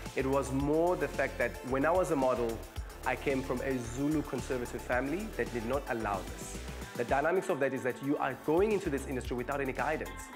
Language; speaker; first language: English; non-native, local second language; Zulu